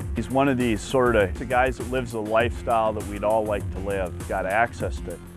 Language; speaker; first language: English; native; English